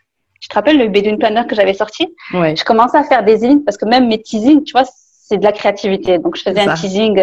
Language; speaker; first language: French; native; French